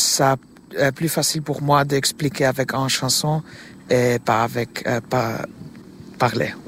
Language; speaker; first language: French; non-native, learner; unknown